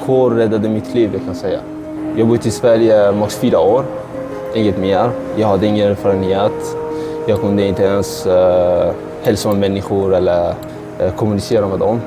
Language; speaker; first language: Swedish; non-native, learner; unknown